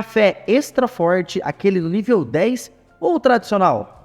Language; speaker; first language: Portuguese; native; Portuguese